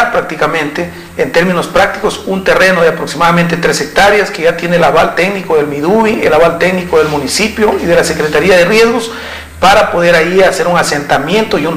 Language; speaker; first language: Spanish; native; Spanish